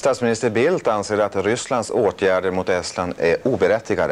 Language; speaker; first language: Swedish; native; Swedish